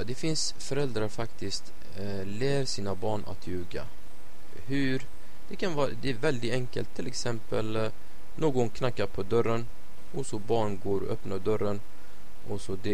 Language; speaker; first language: Swedish; non-native, fluent; Arabic